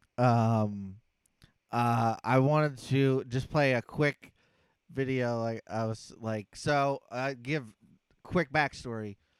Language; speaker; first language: English; native; English